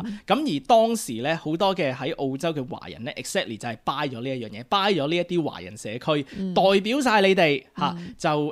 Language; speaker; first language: Cantonese; native; Cantonese